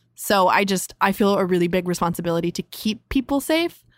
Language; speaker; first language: English; native; English